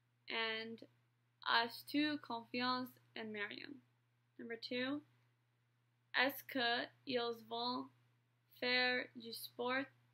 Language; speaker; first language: French; non-native, learner; English